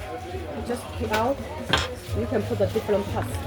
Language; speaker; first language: English; non-native, learner; Chinese